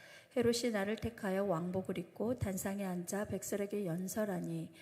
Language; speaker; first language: Korean; native; Korean